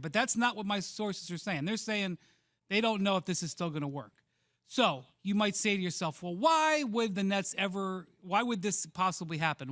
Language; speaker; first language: English; native; English